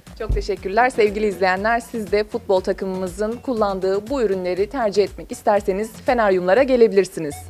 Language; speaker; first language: Turkish; native; Turkish